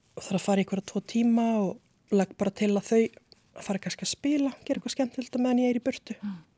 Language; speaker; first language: Icelandic; native; Icelandic